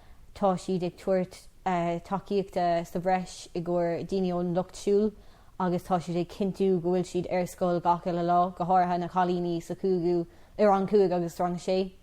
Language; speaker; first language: Irish; non-native, local second language; English